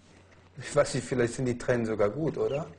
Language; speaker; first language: German; native; German